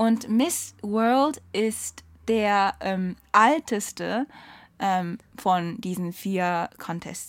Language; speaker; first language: German; non-native, learner; Japanese